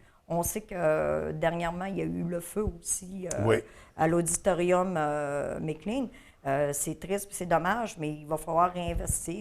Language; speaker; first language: French; native; French